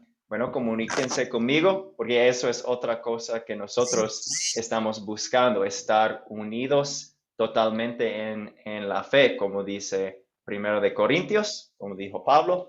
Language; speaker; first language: Spanish; non-native, fluent; English